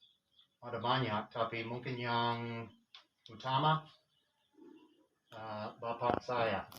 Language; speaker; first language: Indonesian; non-native, fluent; English